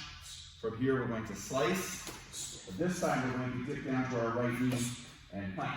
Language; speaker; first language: English; native; English